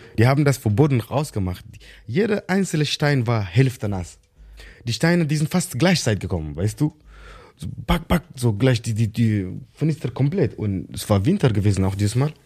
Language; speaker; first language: German; non-native, learner; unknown